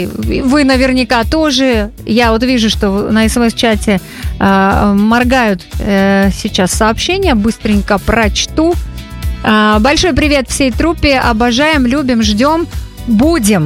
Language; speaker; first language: Russian; native; Russian